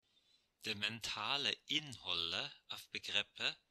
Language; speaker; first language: Norwegian; non-native, fluent; German